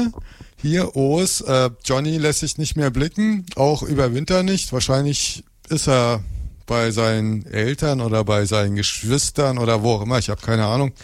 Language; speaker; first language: German; native; German